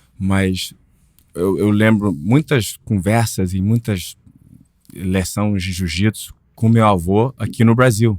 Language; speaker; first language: Portuguese; early bilingual, heritage; Portuguese